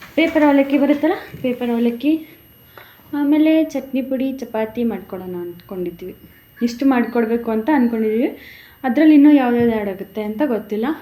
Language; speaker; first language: Kannada; non-native, local second language; Lambadi